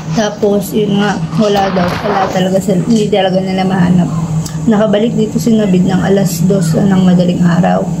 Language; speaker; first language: Filipino; native; Filipino